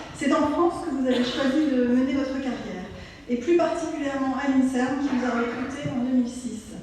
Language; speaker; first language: French; native; French